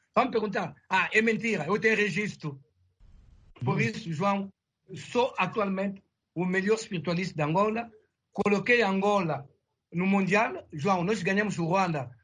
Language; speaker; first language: Portuguese; non-native, fluent; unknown